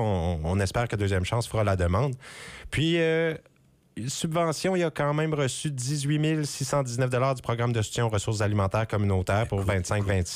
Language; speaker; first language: French; native; French